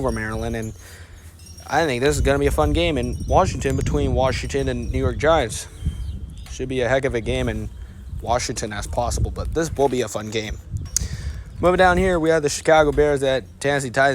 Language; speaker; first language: English; native; English